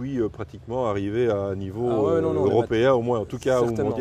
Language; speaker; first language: French; native; French